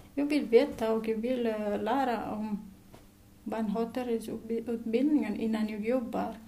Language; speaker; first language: Swedish; non-native, learner; Indonesian